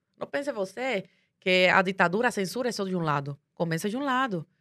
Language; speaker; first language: Portuguese; early bilingual, other home language; Spanish